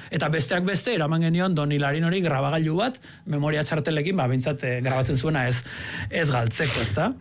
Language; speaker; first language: Basque; native; Basque